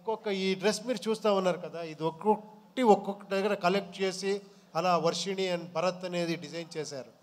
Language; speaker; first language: Telugu; non-native, local second language; Kannada